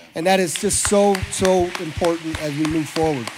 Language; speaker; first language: English; native; English